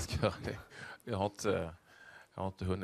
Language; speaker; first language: Swedish; native; Swedish